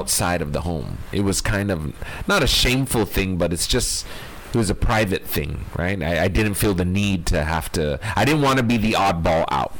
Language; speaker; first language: English; early bilingual, other home language; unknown